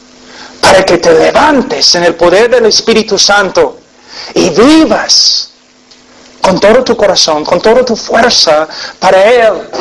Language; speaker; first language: Spanish; non-native, fluent; English